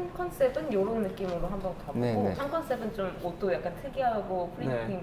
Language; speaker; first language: Korean; native; Korean